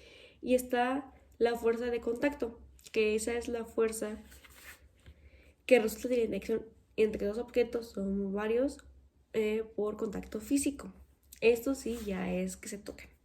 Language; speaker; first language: Spanish; native; Spanish